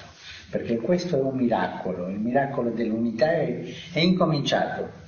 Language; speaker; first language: Italian; non-native, fluent; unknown